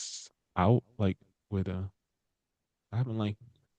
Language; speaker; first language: English; native; English